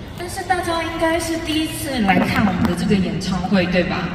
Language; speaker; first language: Chinese; native; Chinese